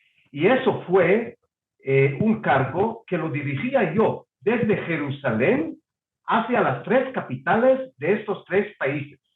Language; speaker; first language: Spanish; non-native, fluent; Hebrew